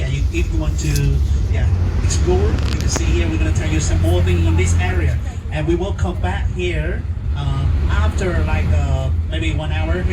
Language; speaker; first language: English; non-native, fluent; Vietnamese